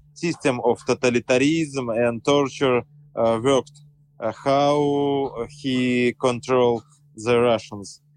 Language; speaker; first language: English; non-native, learner; Russian